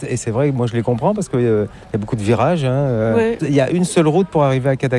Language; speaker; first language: French; native; French